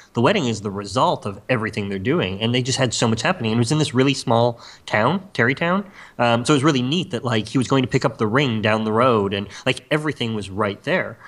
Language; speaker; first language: English; native; English